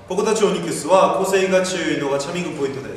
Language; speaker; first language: Japanese; non-native, learner; Korean